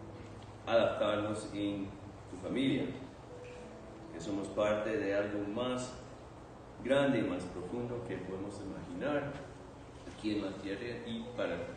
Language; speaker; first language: Spanish; non-native, fluent; English